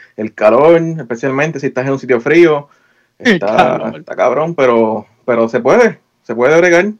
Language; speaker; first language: Spanish; native; Spanish